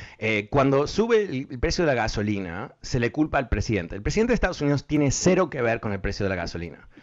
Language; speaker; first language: Spanish; early bilingual, heritage; Spanish